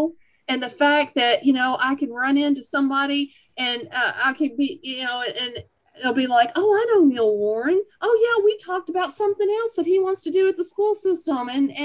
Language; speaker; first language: English; native; English